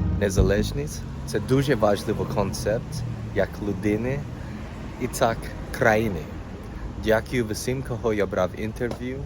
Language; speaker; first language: Ukrainian; non-native, fluent; English